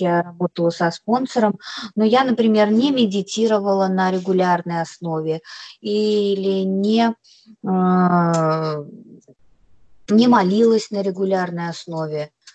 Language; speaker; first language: Russian; native; Russian